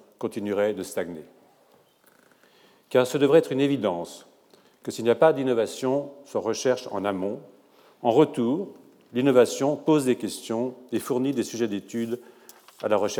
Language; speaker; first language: French; native; French